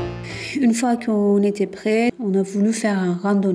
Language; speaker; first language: French; non-native, fluent; Turkish